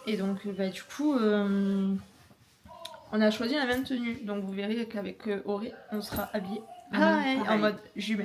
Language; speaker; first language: French; native; French